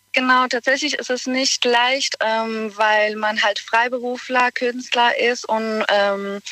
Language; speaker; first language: German; non-native, fluent; Bosnian